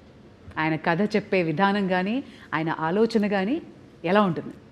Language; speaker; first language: Telugu; native; Telugu